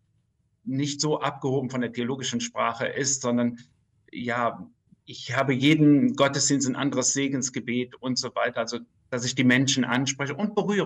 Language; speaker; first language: German; native; German